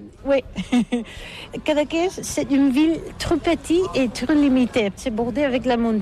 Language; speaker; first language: French; non-native, learner; Catalan